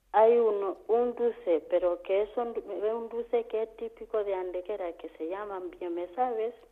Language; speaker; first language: Spanish; non-native, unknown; Kamba